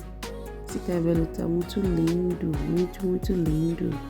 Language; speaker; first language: Portuguese; non-native, learner; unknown